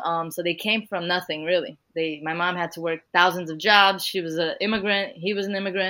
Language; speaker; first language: English; early bilingual, other home language; Portuguese